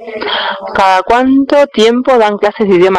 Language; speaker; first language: Spanish; native; Spanish